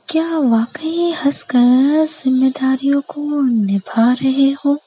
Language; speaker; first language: Hindi; native; Hindi